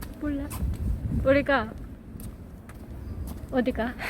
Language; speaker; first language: Korean; non-native, learner; Turkish